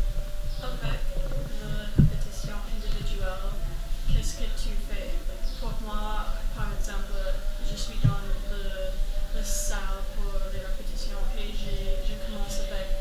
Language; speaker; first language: French; non-native, learner; English